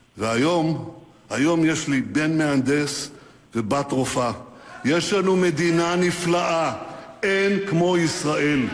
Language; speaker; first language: Hebrew; native; Hebrew